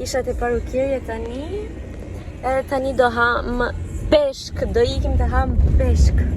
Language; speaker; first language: Albanian; early bilingual, heritage; Albanian